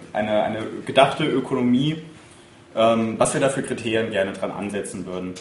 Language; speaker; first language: German; native; German